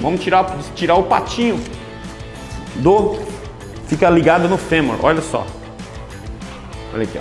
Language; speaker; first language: Portuguese; native; Portuguese